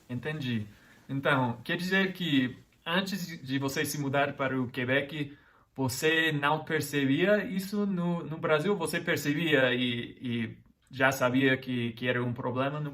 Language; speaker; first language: Portuguese; non-native, fluent; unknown